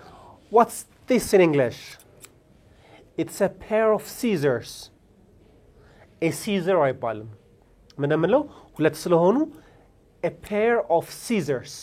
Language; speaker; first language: English; non-native, fluent; Amharic